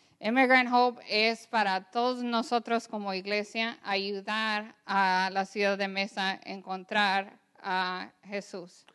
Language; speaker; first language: Spanish; early bilingual, other home language; English